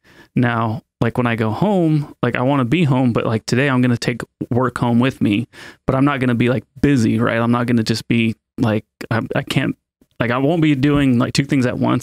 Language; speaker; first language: English; native; English